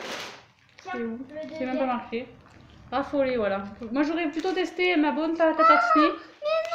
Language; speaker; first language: French; native; French